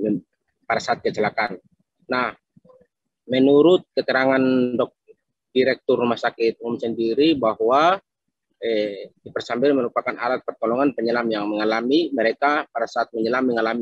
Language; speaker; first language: Indonesian; native; Indonesian